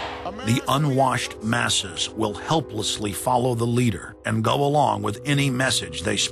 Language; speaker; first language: English; native; English